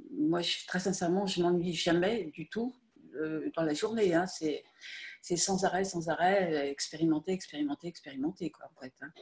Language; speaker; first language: French; native; French